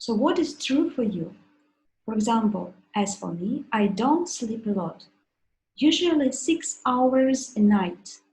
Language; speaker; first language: English; non-native, fluent; Russian